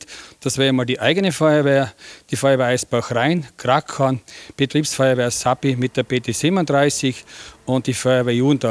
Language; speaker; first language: German; native; German